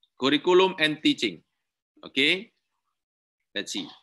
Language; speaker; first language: English; non-native, learner; Indonesian